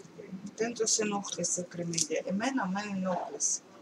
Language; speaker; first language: Greek; non-native, learner; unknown